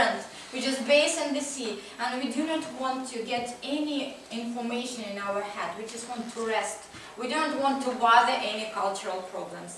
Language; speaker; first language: English; non-native, fluent; Russian